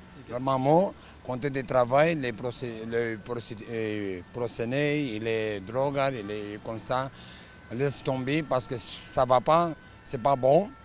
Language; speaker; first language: French; non-native, learner; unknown